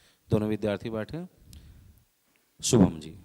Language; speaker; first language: Hindi; native; Hindi